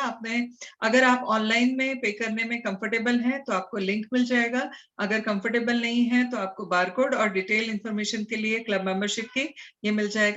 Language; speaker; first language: Hindi; native; Hindi